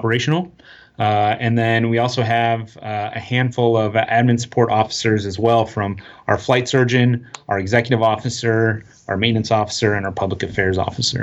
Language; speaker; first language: English; native; English